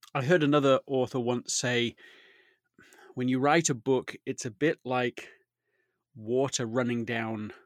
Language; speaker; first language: English; native; English